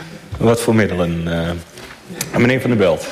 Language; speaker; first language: Dutch; native; Dutch